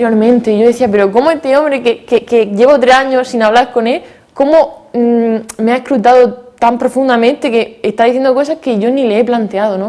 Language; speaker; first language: Spanish; native; Spanish